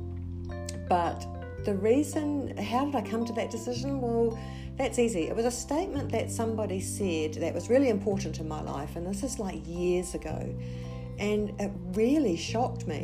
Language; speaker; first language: English; native; English